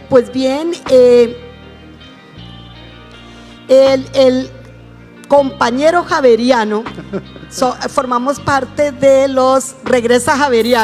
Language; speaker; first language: Spanish; native; Spanish